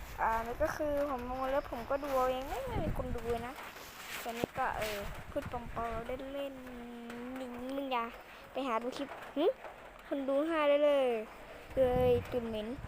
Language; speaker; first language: Thai; native; Thai